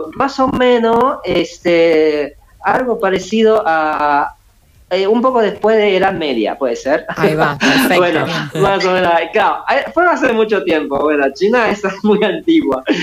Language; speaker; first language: Spanish; early bilingual, other home language; Chinese